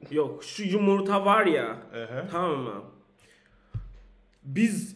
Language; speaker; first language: Turkish; non-native, learner; English